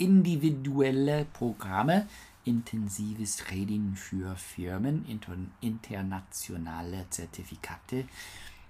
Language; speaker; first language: German; non-native, learner; English